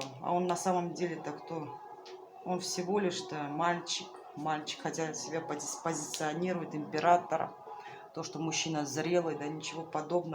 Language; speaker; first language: Russian; native; Russian